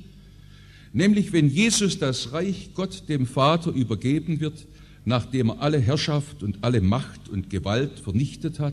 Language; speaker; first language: German; native; German